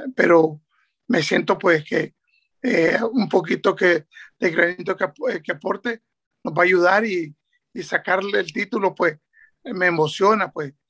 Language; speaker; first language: Spanish; native; Spanish